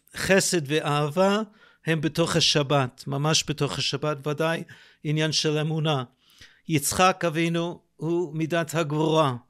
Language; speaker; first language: Hebrew; non-native, fluent; English